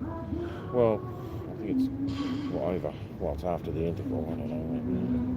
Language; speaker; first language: English; native; English